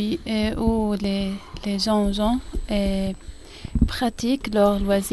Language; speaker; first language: French; non-native, learner; Arabic